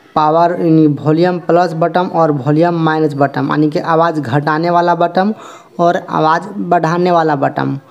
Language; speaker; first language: Hindi; native; Hindi